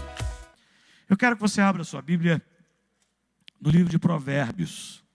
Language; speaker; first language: Portuguese; native; Portuguese